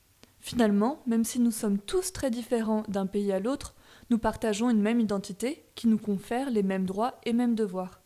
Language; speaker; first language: French; native; French